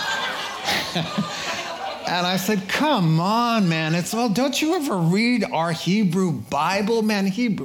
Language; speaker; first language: English; native; English